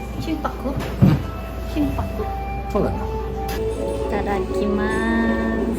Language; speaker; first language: Japanese; non-native, learner; Thai